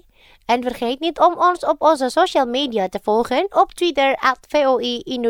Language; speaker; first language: Dutch; non-native, fluent; Indonesian